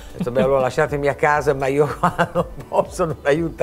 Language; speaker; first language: Italian; native; Italian